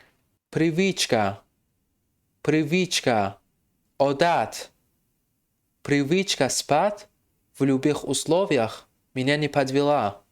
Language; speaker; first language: Russian; non-native, fluent; Tajik